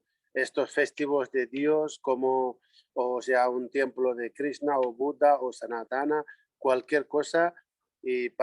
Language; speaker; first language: Spanish; non-native, learner; Nepali